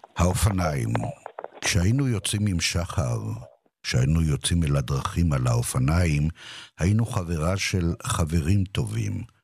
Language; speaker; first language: Hebrew; native; Hebrew